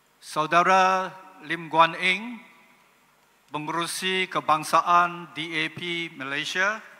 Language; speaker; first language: Malay; non-native, local second language; Chinese